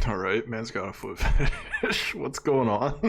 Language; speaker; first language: English; native; English